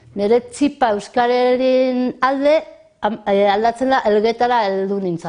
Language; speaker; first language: Basque; non-native, local second language; Spanish